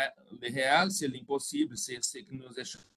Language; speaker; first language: French; non-native, fluent; Portuguese